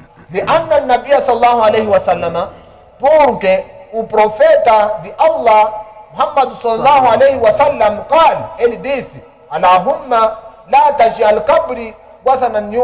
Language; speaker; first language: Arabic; non-native, fluent; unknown